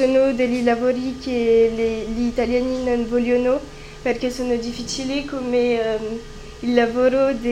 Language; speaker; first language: Italian; non-native, learner; French